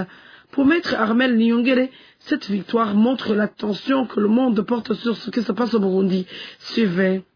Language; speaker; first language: French; non-native, local second language; Rundi